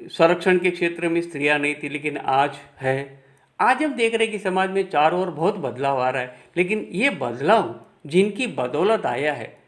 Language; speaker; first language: Hindi; non-native, local second language; Gujarati